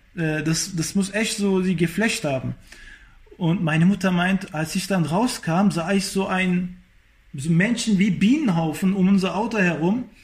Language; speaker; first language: German; early bilingual, other home language; Turkish